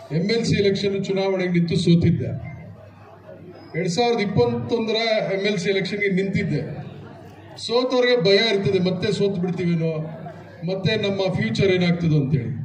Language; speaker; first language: Kannada; native; Kannada